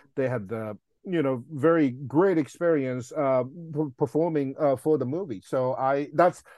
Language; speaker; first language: English; non-native, fluent; Japanese